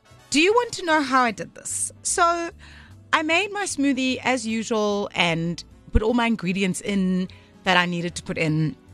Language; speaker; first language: English; non-native, local second language; Afrikaans